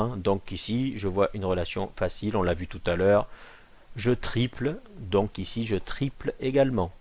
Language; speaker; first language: French; native; French